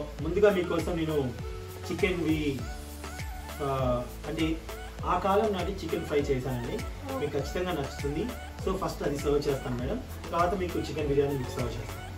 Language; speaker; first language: Telugu; native; Telugu